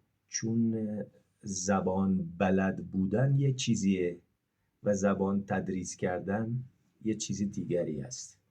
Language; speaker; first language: Persian; non-native, fluent; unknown